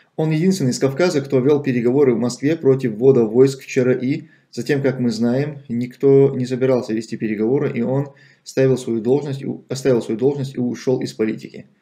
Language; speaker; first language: Russian; non-native, local second language; Chechen